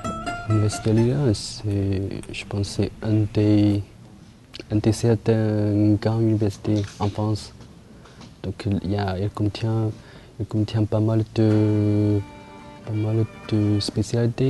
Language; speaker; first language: French; non-native, learner; Chinese